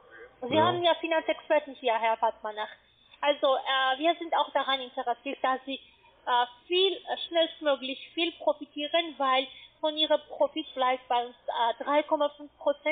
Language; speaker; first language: German; non-native, fluent; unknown